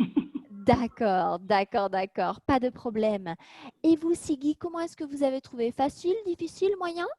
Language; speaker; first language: French; native; French